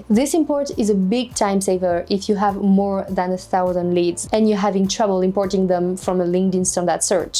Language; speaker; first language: English; non-native, fluent; French